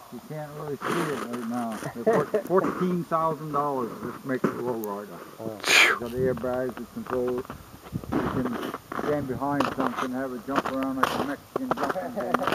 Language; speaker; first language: English; native; English